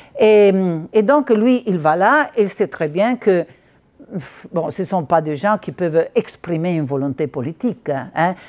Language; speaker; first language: French; non-native, fluent; Italian